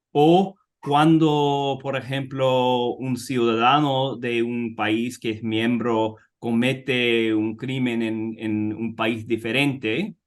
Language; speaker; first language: Spanish; non-native, fluent; English